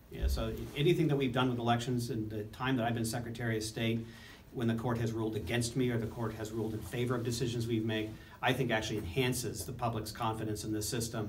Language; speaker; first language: English; native; English